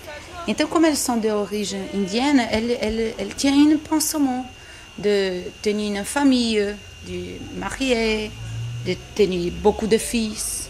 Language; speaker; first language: French; non-native, learner; Portuguese